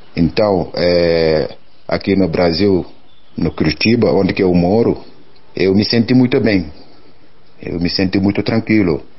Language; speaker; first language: Portuguese; non-native, learner; Wolof